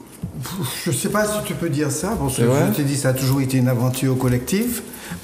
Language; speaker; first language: French; native; French